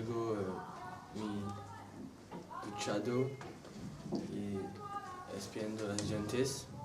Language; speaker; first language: Spanish; non-native, learner; French